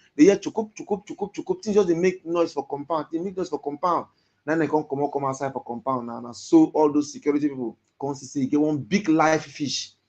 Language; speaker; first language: Nigerian Pidgin; non-native, local second language; Yoruba